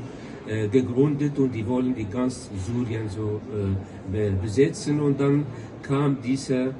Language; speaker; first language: German; non-native, local second language; Kurdish